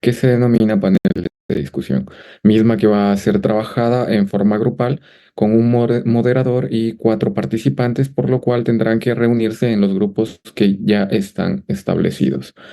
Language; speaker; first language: Spanish; native; Spanish